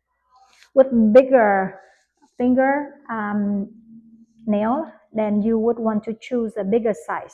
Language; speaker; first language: English; non-native, fluent; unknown